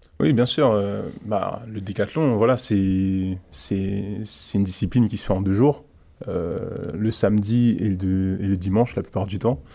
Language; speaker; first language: French; early bilingual, other home language; Haitian Creole